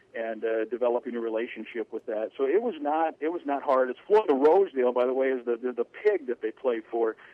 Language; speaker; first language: English; native; English